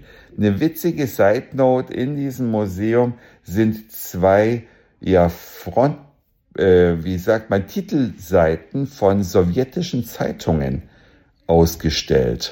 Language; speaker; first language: German; native; German